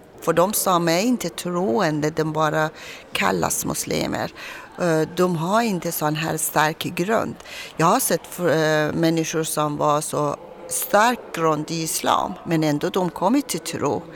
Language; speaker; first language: Swedish; non-native, fluent; Persian